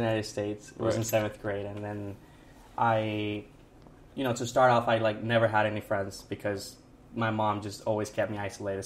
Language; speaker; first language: English; non-native, fluent; Spanish